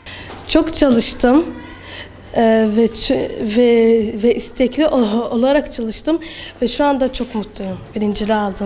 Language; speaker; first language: Turkish; early bilingual, other home language; Arabic